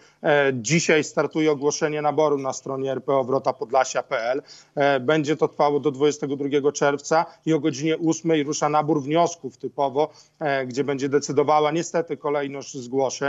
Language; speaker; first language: Polish; native; Polish